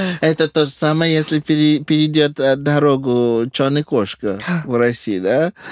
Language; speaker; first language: Russian; non-native, fluent; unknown